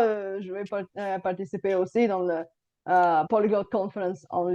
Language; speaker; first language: French; non-native, fluent; Bulgarian